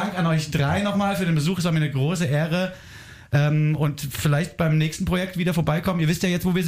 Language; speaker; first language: German; native; German